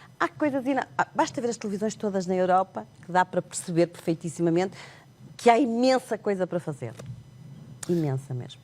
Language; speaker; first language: Portuguese; non-native, local second language; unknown